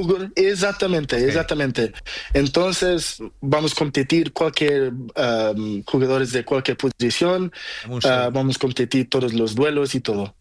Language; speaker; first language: Spanish; non-native, learner; Portuguese